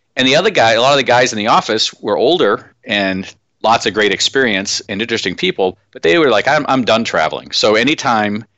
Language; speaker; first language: English; native; English